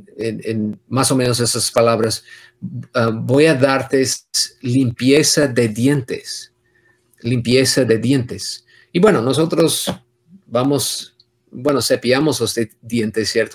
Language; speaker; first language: Spanish; non-native, fluent; English